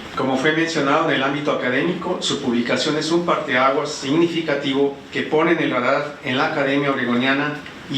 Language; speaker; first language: Spanish; native; Spanish